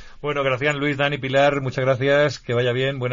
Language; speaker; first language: Spanish; native; Spanish